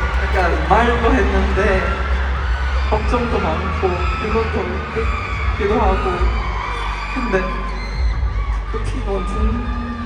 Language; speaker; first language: Korean; non-native, fluent; Filipino